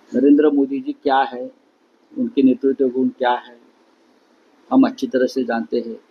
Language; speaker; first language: Hindi; non-native, local second language; Marathi